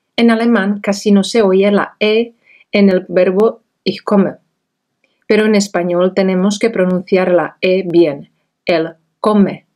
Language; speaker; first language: Spanish; non-native, fluent; Czech